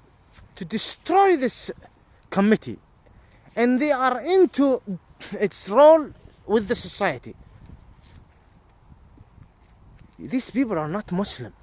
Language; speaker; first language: English; non-native, fluent; Arabic